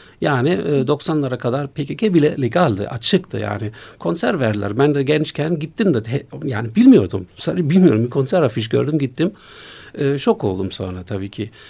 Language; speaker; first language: Turkish; non-native, fluent; German